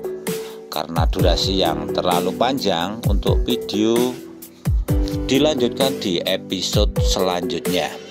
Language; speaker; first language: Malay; non-native, local second language; Javanese